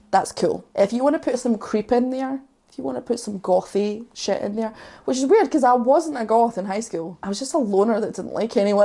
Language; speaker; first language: English; native; English